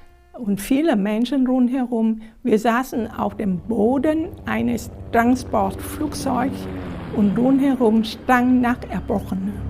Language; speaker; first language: German; non-native, fluent; Vietnamese